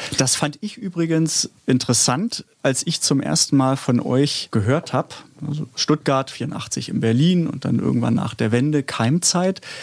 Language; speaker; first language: German; native; German